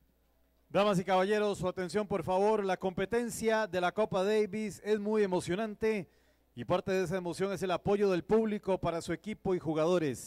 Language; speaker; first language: Spanish; native; Spanish